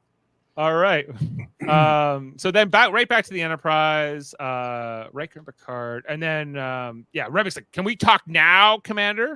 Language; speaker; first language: English; native; English